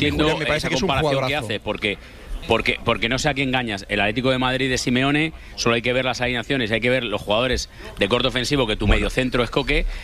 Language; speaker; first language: Spanish; native; Spanish